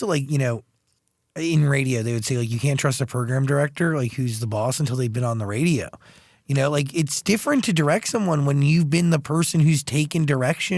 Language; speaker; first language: English; native; English